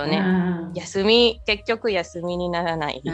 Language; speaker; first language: Japanese; non-native, fluent; Spanish